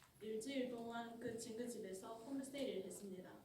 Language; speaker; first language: Korean; non-native, fluent; Japanese